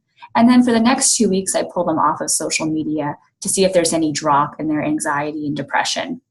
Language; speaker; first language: English; native; English